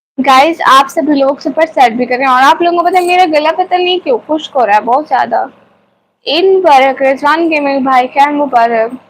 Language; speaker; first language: Urdu; non-native, local second language; Punjabi